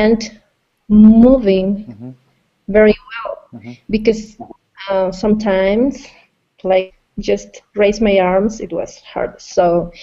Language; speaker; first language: English; non-native, fluent; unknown